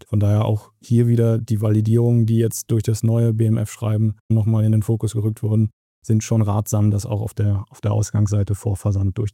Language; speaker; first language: German; native; German